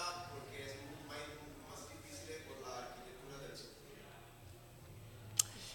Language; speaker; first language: Spanish; non-native, learner; Italian